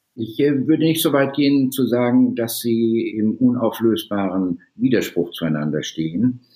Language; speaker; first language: German; native; German